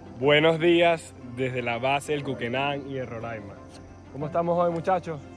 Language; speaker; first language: Spanish; native; Spanish